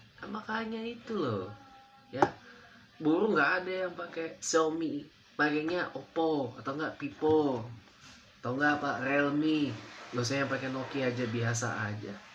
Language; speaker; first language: Indonesian; non-native, fluent; English